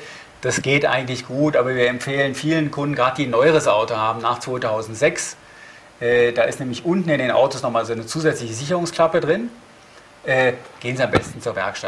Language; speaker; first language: German; native; German